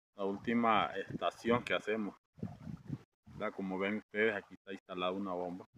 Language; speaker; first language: Spanish; native; Spanish